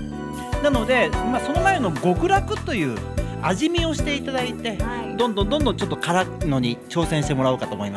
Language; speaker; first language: Japanese; native; Japanese